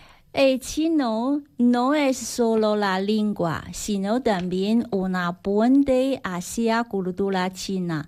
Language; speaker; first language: Spanish; non-native, learner; Chinese